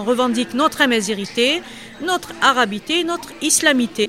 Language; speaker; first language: French; non-native, local second language; Kabyle